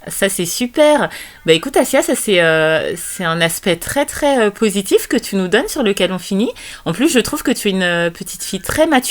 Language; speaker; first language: French; native; French